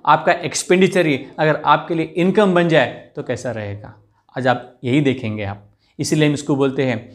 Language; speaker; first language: Hindi; non-native, local second language; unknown